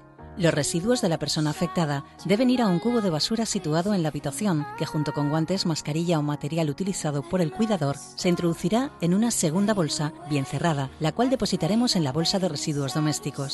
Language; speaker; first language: Spanish; native; Spanish